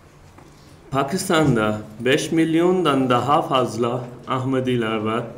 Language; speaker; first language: Turkish; non-native, learner; Urdu